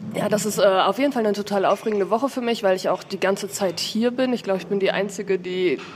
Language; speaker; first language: German; native; German